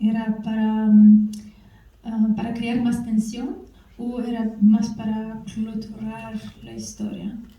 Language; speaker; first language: Spanish; non-native, fluent; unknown